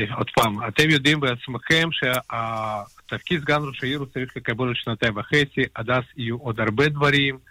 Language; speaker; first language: Hebrew; non-native, fluent; Russian